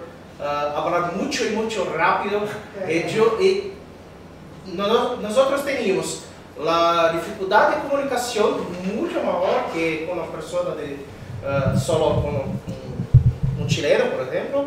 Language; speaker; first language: Spanish; non-native, learner; Portuguese